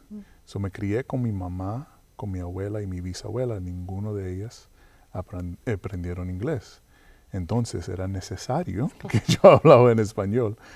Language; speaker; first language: Spanish; early bilingual, heritage; Spanish